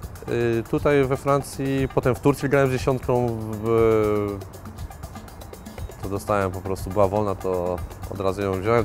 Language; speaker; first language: Polish; native; Polish